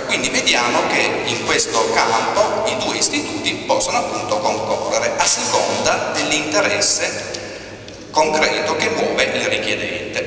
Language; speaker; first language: Italian; native; Italian